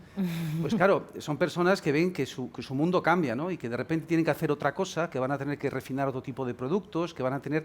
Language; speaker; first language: Spanish; native; Spanish